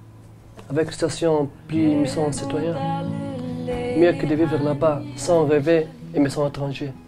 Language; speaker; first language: French; non-native, local second language; Arabic